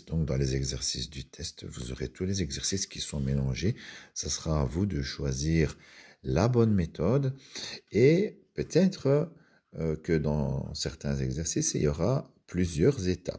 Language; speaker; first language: French; native; French